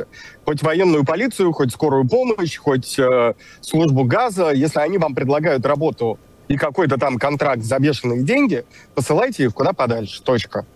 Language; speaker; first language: Russian; native; Russian